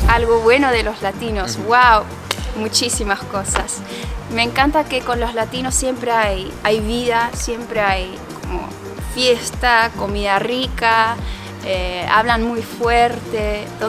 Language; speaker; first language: Spanish; early bilingual, heritage; Spanish